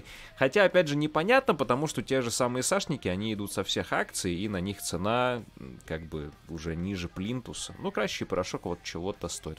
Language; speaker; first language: Russian; native; Russian